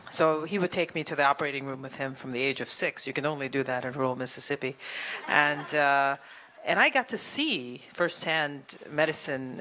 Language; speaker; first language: English; native; English